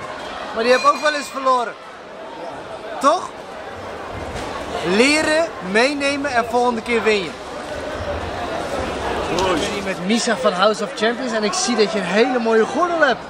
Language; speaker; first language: Dutch; native; Dutch